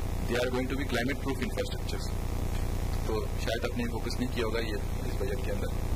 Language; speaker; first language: Hindi; non-native, local second language; Marathi